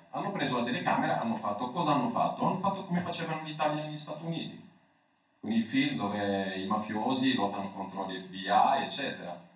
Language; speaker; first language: Italian; non-native, fluent; Arabic